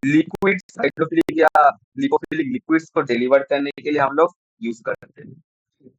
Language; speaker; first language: Hindi; non-native, local second language; Bangla